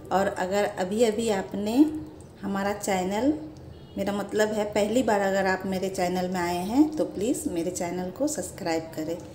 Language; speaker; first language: Hindi; non-native, local second language; Bangla